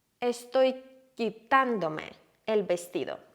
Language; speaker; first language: Spanish; non-native, fluent; Ukrainian